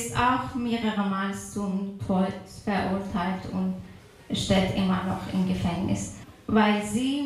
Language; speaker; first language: German; non-native, fluent; Persian